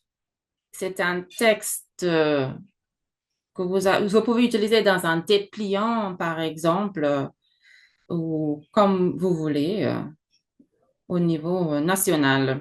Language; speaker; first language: French; non-native, fluent; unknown